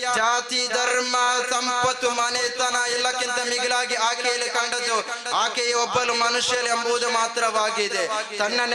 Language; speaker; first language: Kannada; non-native, local second language; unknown